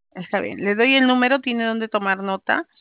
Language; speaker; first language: Spanish; native; Spanish